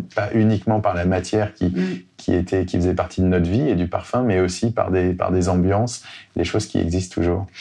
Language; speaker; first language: French; native; French